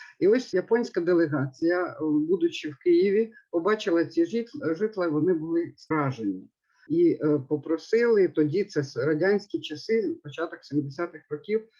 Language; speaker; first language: Ukrainian; native; Ukrainian